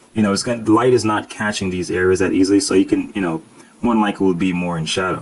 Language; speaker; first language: English; native; English